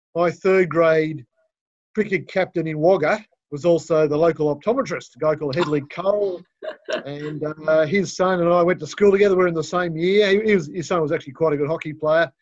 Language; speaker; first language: English; native; English